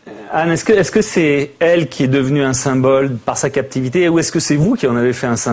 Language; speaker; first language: French; native; French